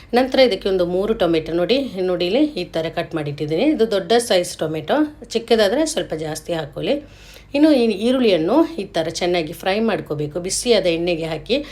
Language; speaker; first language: Kannada; non-native, local second language; Malayalam